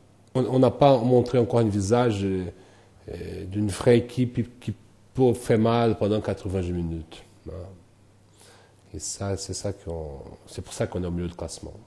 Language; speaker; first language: French; non-native, fluent; Portuguese